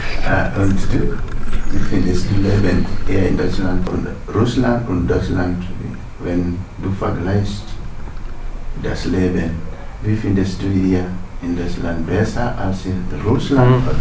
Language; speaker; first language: German; non-native, fluent; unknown